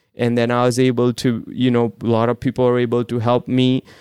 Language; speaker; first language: English; non-native, local second language; Gujarati